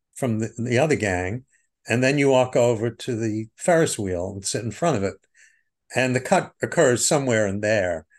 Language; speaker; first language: English; native; English